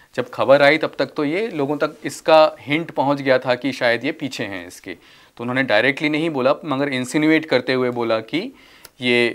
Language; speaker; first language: Hindi; native; Hindi